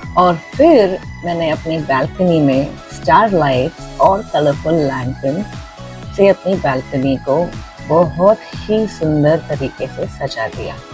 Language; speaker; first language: Hindi; non-native, local second language; Marathi